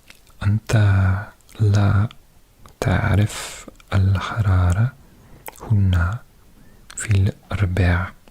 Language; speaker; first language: Arabic; non-native, learner; English